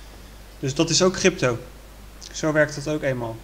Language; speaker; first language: Dutch; native; Dutch